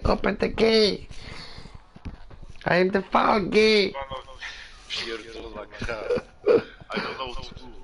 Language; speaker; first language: English; non-native, learner; Polish